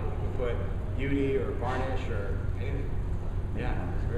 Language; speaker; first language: English; native; English